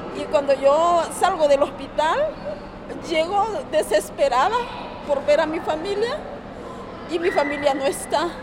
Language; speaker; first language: Spanish; native; Spanish